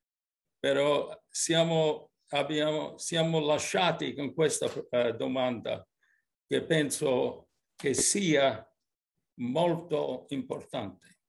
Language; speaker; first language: Italian; early bilingual, heritage; English